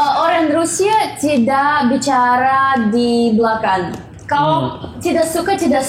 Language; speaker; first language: Indonesian; non-native, learner; Russian